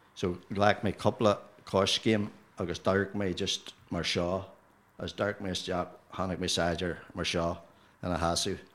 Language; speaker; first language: Irish; non-native, local second language; English